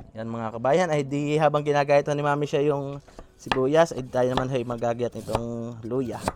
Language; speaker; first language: Filipino; native; Filipino